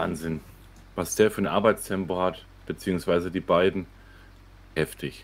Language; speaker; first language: German; native; German